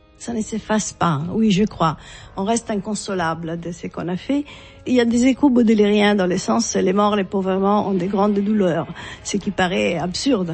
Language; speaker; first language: French; non-native, fluent; Italian